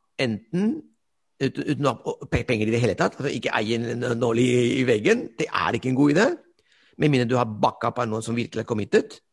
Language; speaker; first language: Norwegian; non-native, fluent; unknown